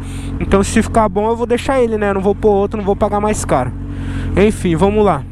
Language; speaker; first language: Portuguese; native; Portuguese